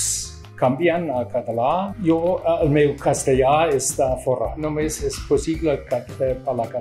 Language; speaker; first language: Catalan; non-native, learner; German